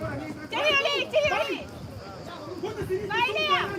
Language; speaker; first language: Italian; native; Italian